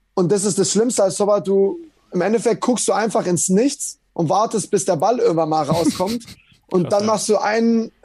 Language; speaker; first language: German; native; German